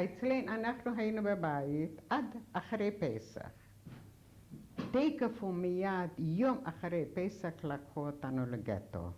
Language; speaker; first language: Hebrew; non-native, fluent; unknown